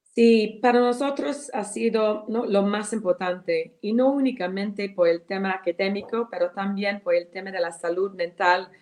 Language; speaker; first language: Spanish; non-native, fluent; English